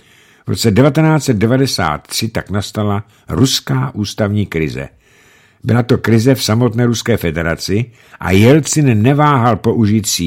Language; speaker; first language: Czech; native; Czech